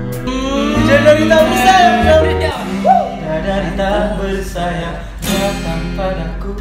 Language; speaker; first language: Indonesian; native; Indonesian